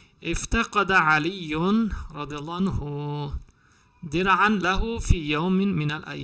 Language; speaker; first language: Arabic; non-native, fluent; Uzbek